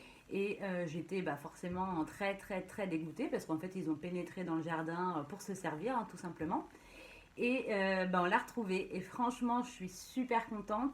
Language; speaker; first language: French; native; French